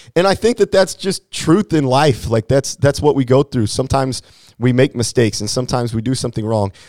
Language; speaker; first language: English; native; English